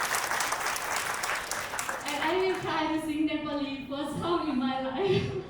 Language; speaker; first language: English; non-native, learner; Thai